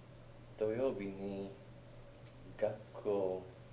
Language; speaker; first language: Japanese; non-native, learner; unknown